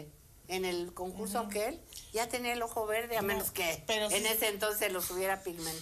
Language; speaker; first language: Spanish; native; Spanish